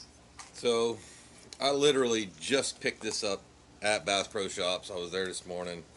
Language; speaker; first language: English; native; English